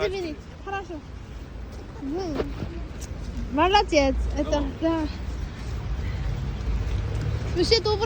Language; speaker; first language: Russian; non-native, learner; Korean